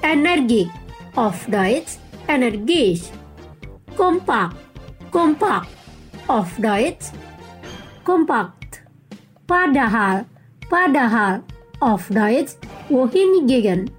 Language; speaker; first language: German; non-native, fluent; Indonesian